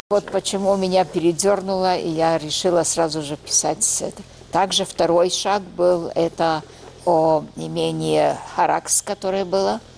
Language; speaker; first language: Russian; early bilingual, heritage; Russian